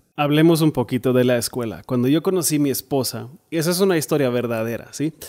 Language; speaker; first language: Spanish; non-native, fluent; German